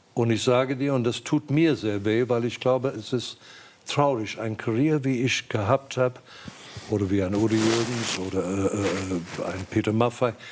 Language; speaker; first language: German; non-native, fluent; English